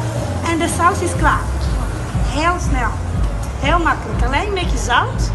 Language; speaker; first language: Dutch; non-native, learner; Italian